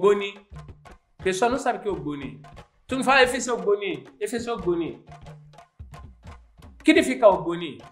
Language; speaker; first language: Portuguese; non-native, learner; Yoruba